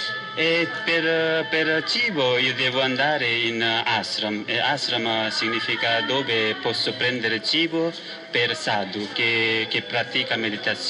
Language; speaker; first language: Italian; non-native, learner; Nepali